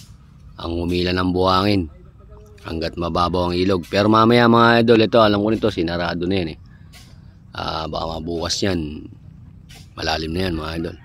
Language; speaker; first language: Filipino; native; Filipino